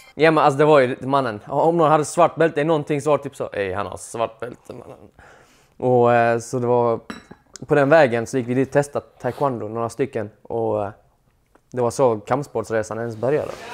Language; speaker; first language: Swedish; native; Swedish